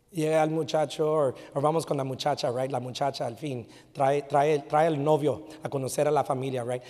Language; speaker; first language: Spanish; early bilingual, heritage; Spanish